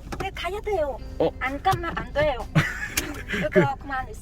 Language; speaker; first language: Korean; non-native, learner; Vietnamese